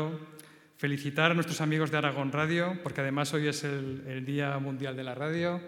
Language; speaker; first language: Spanish; native; Spanish